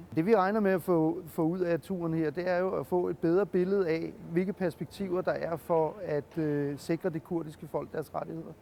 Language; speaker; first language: Danish; native; Danish